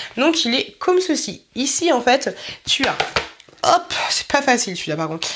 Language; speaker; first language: French; native; French